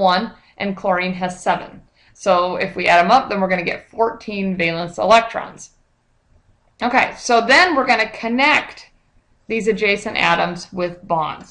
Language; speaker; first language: English; native; English